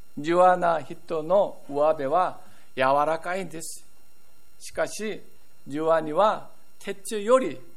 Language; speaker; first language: Japanese; non-native, fluent; Korean